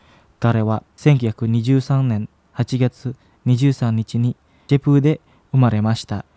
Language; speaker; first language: Japanese; non-native, fluent; Indonesian